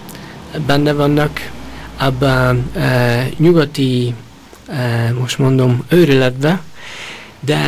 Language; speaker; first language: Hungarian; early bilingual, heritage; Hungarian